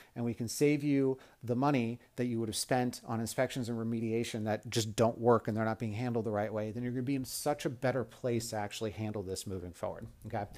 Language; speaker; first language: English; native; English